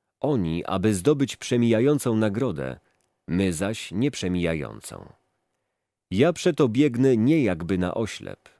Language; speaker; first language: Polish; native; Polish